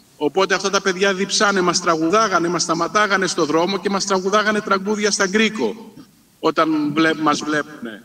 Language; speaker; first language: Greek; native; Greek